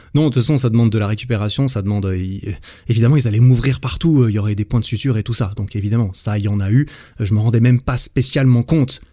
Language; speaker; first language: French; native; French